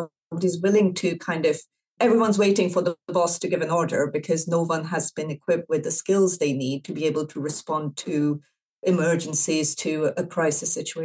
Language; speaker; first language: English; non-native, local second language; Urdu